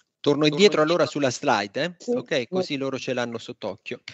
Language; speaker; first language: Italian; native; Italian